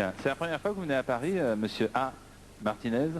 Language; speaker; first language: French; native; French